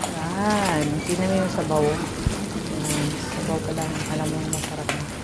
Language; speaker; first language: Filipino; non-native, local second language; Hiligaynon